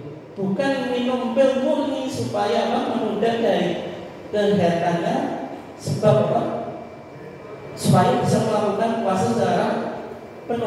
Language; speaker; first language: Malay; non-native, local second language; Javanese